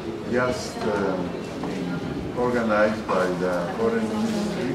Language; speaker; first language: English; non-native, learner; Spanish